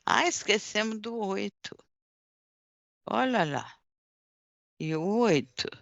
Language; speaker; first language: Portuguese; non-native, fluent; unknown